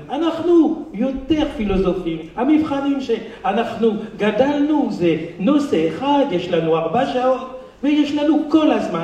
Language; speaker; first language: Hebrew; non-native, fluent; French